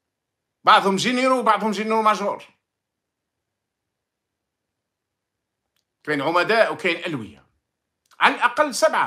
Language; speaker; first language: Arabic; native; Arabic